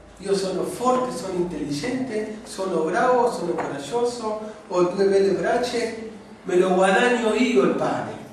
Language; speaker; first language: Italian; non-native, fluent; Spanish